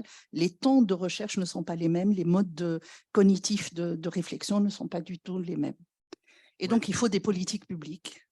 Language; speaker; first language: French; non-native, local second language; Arabic